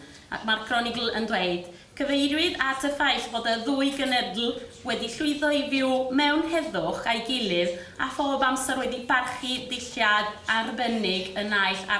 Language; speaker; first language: Welsh; non-native, fluent; Spanish